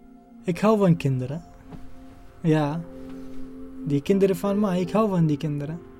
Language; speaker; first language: Dutch; non-native, learner; Arabic